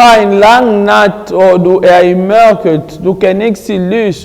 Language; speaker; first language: Danish; non-native, learner; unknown